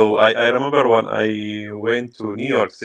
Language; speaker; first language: English; non-native, learner; Arabic